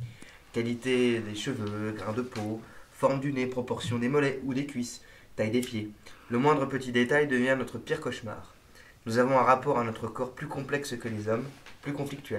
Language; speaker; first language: French; native; French